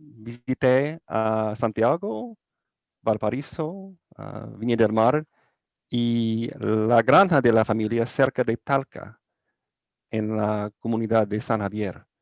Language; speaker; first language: Spanish; non-native, learner; English